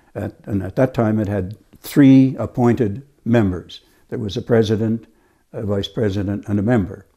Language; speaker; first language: English; native; English